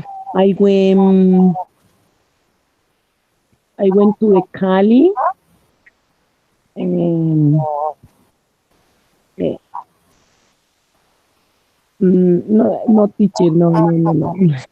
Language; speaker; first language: English; non-native, learner; Spanish